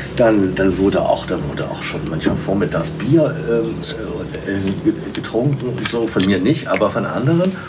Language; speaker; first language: German; native; German